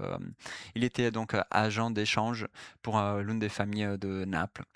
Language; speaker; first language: French; native; French